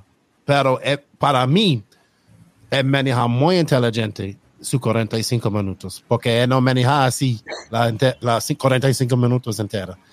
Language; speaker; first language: Spanish; non-native, learner; English